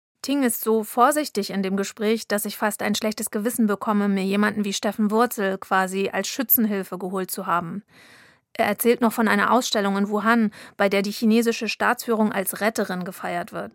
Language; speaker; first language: German; native; German